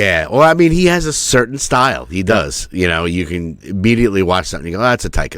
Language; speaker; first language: English; native; English